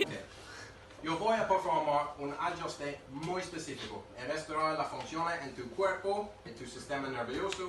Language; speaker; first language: Spanish; non-native, learner; English